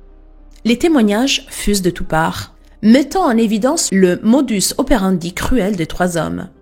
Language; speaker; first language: French; native; French